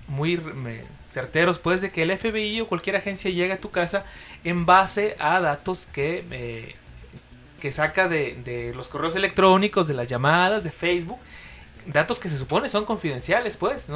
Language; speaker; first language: Spanish; native; Spanish